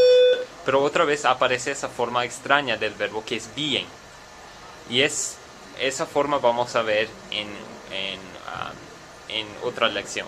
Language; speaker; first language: Spanish; non-native, fluent; English